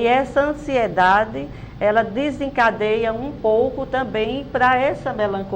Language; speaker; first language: Portuguese; native; Portuguese